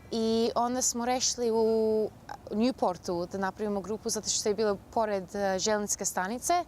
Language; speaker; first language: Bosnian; early bilingual, heritage; Bosnian